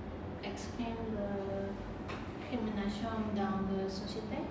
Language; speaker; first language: French; non-native, learner; Khmer